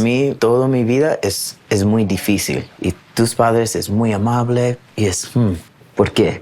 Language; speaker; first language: Spanish; non-native, learner; English